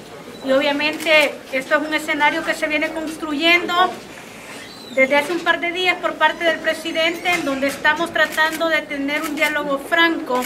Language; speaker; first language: Spanish; native; Spanish